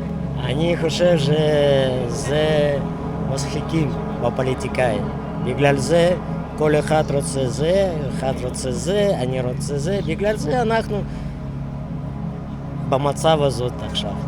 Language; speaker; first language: Hebrew; non-native, learner; Russian